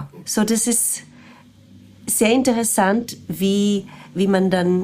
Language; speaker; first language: German; non-native, fluent; Portuguese